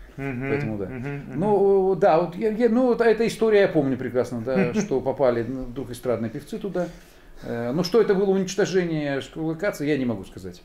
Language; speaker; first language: Russian; native; Russian